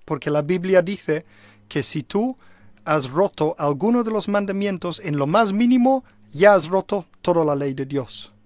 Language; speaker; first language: Spanish; non-native, fluent; English